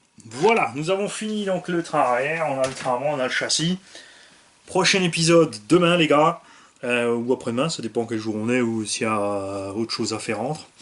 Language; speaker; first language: French; native; French